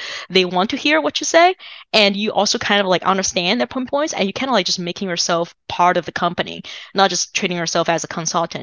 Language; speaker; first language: English; non-native, fluent; Chinese